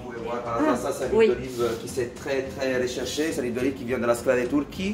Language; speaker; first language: French; non-native, learner; Italian